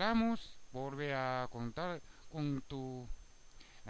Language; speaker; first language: Spanish; non-native, learner; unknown